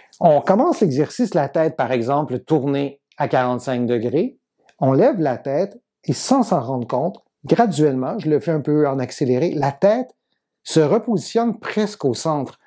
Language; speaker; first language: French; native; French